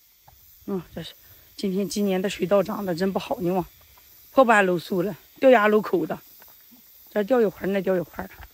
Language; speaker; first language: Chinese; native; Chinese